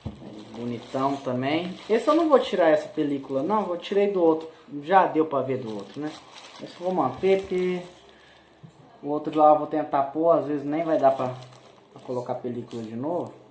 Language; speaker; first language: Portuguese; native; Portuguese